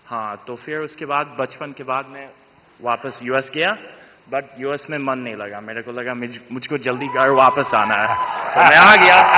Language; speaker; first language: Hindi; non-native, fluent; English